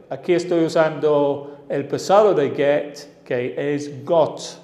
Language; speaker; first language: Spanish; non-native, fluent; English